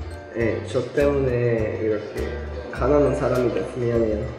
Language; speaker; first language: Korean; non-native, fluent; Bosnian